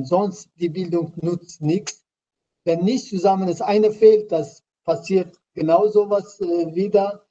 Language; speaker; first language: German; non-native, learner; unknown